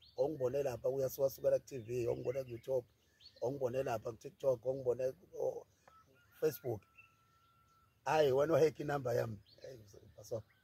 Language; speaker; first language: Zulu; native; Zulu